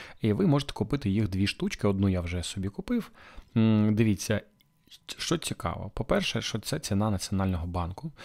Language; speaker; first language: Ukrainian; non-native, local second language; Russian